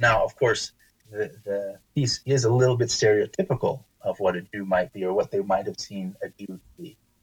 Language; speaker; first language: English; native; English